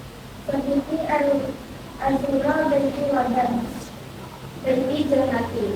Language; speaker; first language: Arabic; non-native, learner; Indonesian